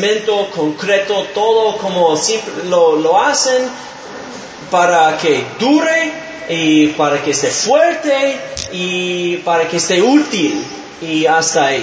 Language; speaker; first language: Spanish; non-native, fluent; English